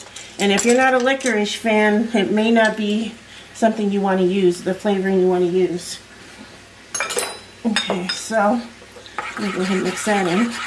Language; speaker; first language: English; native; English